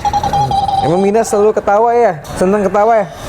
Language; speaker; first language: Indonesian; native; Indonesian